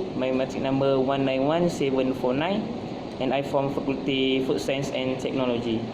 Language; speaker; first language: English; non-native, local second language; Malay